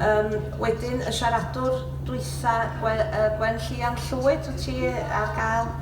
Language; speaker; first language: Welsh; native; Welsh